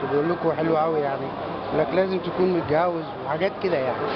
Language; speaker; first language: Arabic; native; Arabic